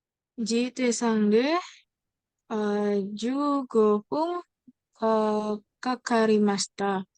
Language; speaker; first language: Japanese; non-native, learner; Indonesian